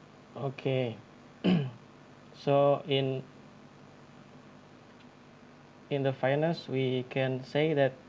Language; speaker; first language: English; non-native, learner; Indonesian